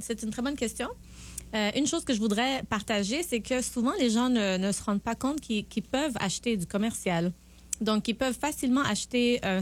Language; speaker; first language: French; native; French